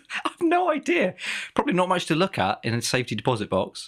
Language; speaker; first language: English; native; English